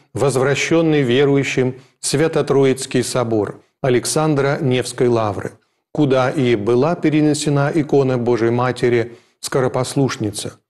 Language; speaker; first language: Russian; native; Russian